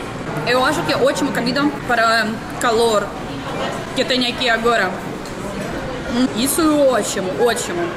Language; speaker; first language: Portuguese; non-native, learner; Russian